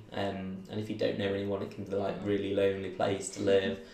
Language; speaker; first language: English; native; English